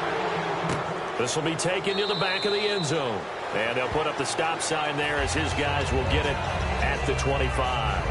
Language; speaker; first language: English; native; English